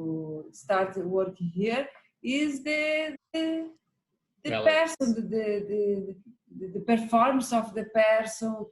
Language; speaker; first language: English; non-native, learner; Portuguese